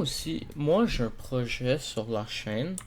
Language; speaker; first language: French; native; French